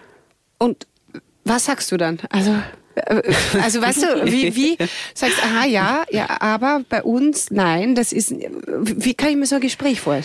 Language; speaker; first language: German; native; German